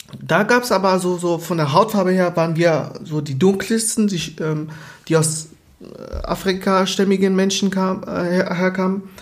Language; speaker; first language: German; early bilingual, other home language; Portuguese